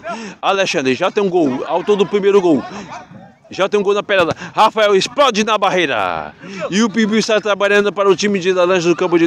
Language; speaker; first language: Portuguese; native; Portuguese